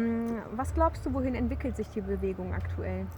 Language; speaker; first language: German; native; German